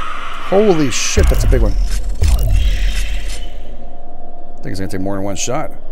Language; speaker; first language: English; native; English